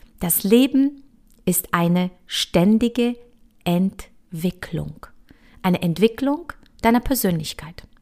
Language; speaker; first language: German; early bilingual, other home language; Polish